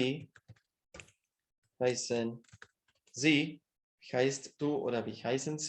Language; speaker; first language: German; non-native, fluent; Spanish